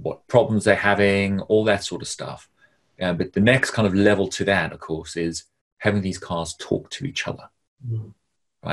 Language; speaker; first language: English; native; English